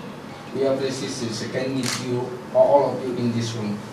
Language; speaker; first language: English; non-native, learner; Indonesian